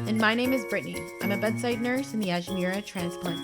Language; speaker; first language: English; native; English